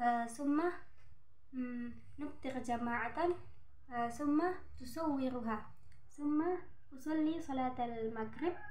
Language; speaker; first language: Arabic; non-native, learner; Indonesian